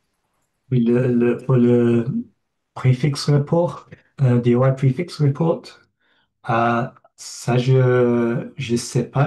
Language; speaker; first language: French; non-native, fluent; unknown